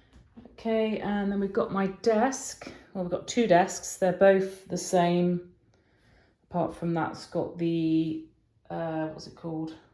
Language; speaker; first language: English; native; English